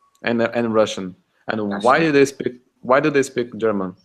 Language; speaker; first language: English; non-native, fluent; Russian